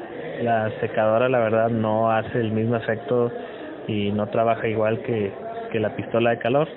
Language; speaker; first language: Spanish; native; Spanish